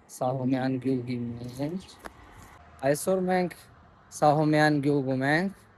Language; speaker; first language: Armenian; non-native, learner; Hindi